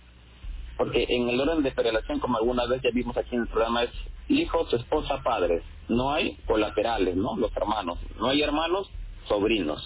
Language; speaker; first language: Spanish; native; Spanish